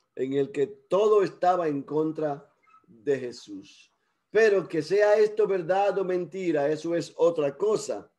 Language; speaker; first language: Spanish; early bilingual, heritage; Spanish